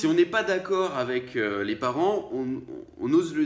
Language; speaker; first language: French; native; French